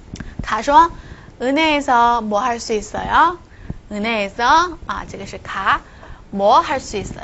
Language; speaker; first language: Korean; non-native, fluent; Chinese